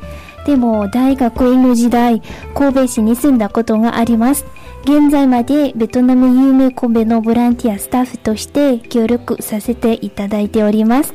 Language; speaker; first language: Japanese; non-native, fluent; Vietnamese